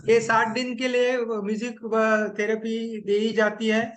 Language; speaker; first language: Hindi; non-native, local second language; Marathi